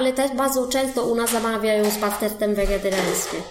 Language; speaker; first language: Polish; non-native, fluent; Vietnamese